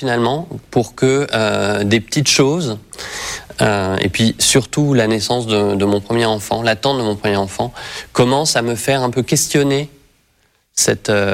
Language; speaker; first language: French; native; French